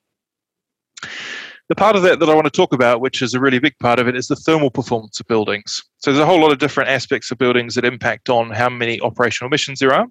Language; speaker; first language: English; native; English